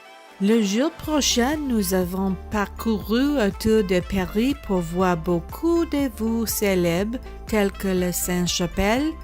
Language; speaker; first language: French; non-native, learner; English